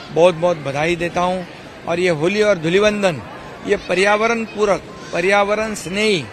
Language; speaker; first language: Hindi; non-native, local second language; Marathi